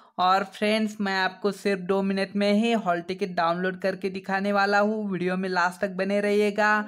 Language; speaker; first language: Hindi; non-native, local second language; Marathi